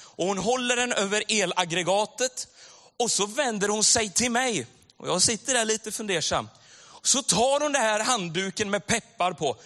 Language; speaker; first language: Swedish; native; Swedish